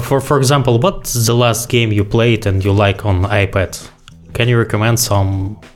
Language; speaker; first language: English; non-native, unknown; Russian